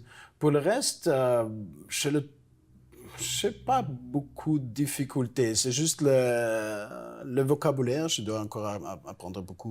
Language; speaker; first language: French; non-native, fluent; Italian